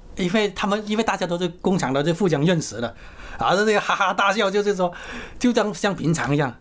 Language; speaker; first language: Chinese; native; Chinese